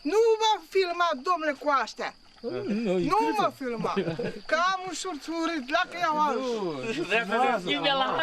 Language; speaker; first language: Romanian; native; Romanian